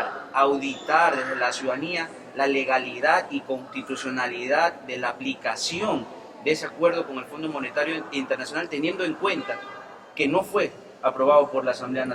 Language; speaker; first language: Spanish; native; Spanish